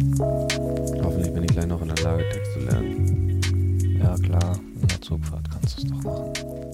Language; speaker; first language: German; native; German